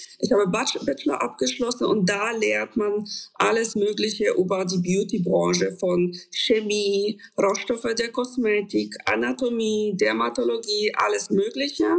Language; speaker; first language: German; non-native, fluent; Polish